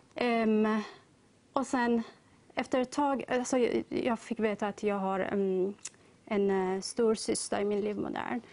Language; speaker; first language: Swedish; non-native, learner; Persian